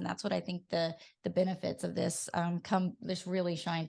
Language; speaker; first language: English; native; English